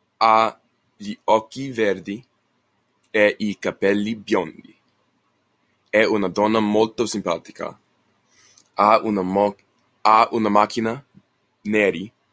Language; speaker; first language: Italian; non-native, learner; English